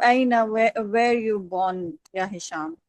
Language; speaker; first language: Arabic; non-native, learner; Urdu